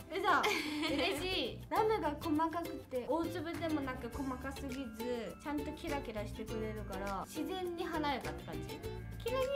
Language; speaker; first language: Japanese; non-native, fluent; Korean